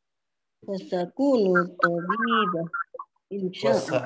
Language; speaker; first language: Arabic; non-native, learner; Indonesian